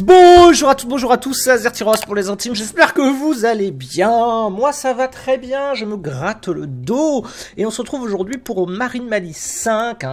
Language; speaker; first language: French; native; French